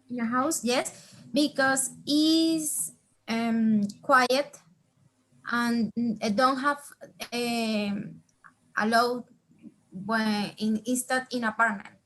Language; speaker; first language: English; non-native, learner; Spanish